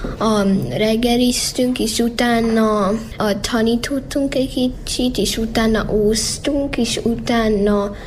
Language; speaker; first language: Hungarian; early bilingual, heritage; Hungarian